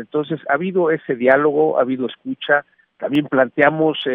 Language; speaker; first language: Spanish; native; Spanish